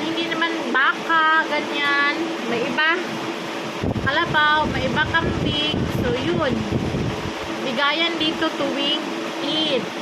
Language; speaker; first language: Filipino; native; Filipino